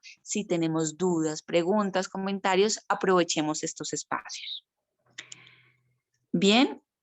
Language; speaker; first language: Spanish; native; Spanish